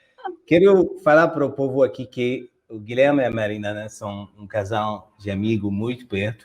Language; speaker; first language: Portuguese; non-native, fluent; French